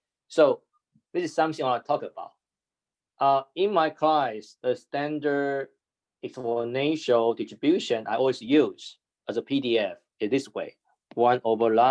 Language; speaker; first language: English; non-native, fluent; Chinese